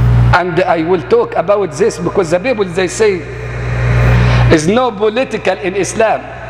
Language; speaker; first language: English; non-native, learner; Arabic